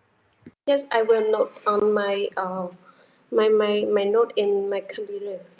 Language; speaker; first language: English; non-native, learner; Vietnamese